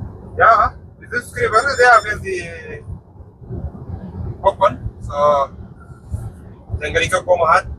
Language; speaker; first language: Norwegian; non-native, fluent; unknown